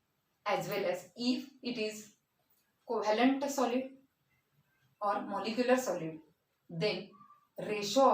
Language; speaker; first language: English; non-native, local second language; Marathi